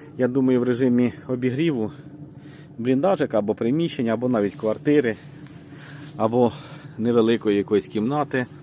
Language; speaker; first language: Ukrainian; native; Ukrainian